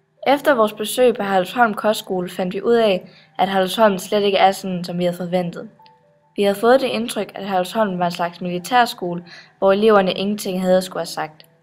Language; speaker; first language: Danish; native; Danish